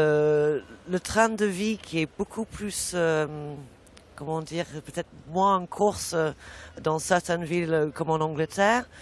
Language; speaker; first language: French; non-native, fluent; English